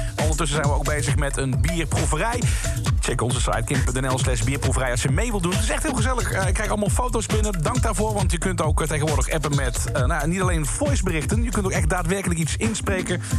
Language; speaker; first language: Dutch; native; Dutch